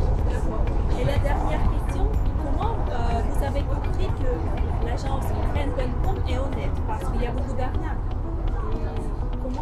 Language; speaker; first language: French; non-native, learner; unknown